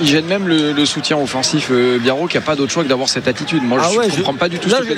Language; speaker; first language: French; native; French